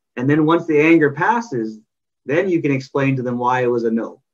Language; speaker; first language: English; native; English